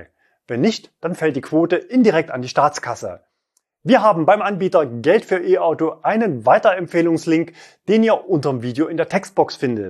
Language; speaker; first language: German; native; German